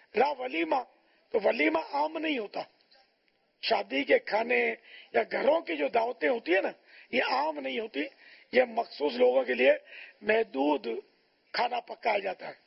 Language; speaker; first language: Urdu; non-native, local second language; Memoni